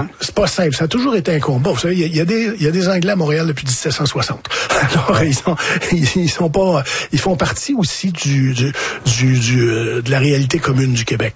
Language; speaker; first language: French; native; French